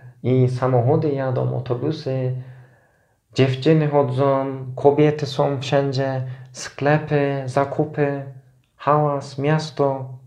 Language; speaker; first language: Polish; non-native, fluent; Turkish